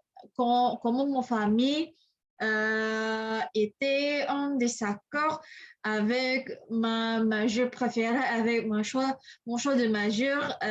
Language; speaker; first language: French; non-native, learner; English